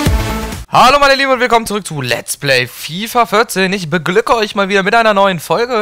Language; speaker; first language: German; native; German